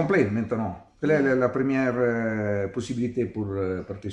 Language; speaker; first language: French; non-native, learner; Italian